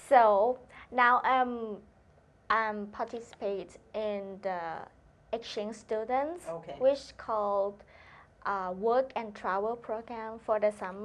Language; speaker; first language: English; non-native, learner; Thai